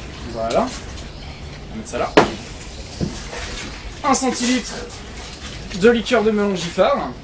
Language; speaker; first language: French; non-native, fluent; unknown